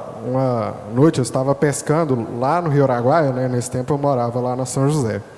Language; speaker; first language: Portuguese; native; Portuguese